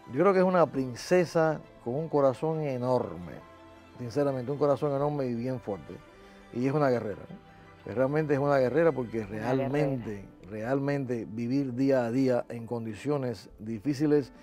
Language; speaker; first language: Spanish; native; Spanish